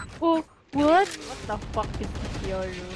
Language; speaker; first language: English; non-native, local second language; Filipino